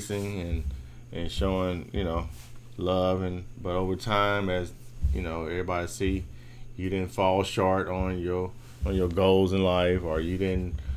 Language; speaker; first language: English; native; English